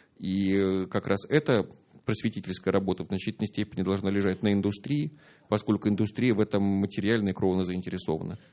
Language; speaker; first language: Russian; native; Russian